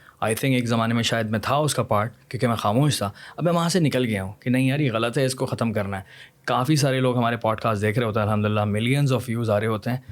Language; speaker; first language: Urdu; native; Urdu